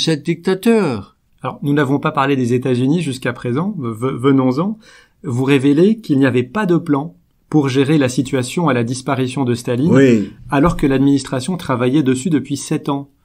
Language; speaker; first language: French; native; French